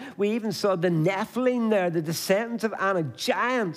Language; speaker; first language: English; native; English